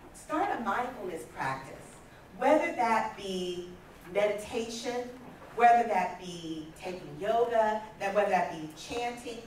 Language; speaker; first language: English; native; English